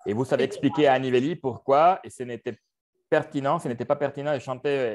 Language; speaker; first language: French; non-native, fluent; Spanish